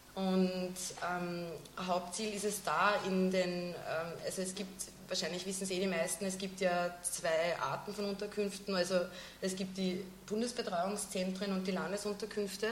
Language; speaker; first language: German; native; German